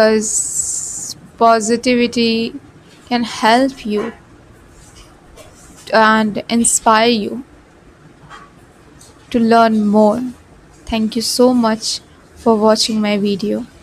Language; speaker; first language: English; non-native, learner; Bhojpuri